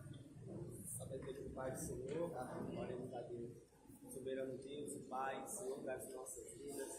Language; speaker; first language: Portuguese; native; Portuguese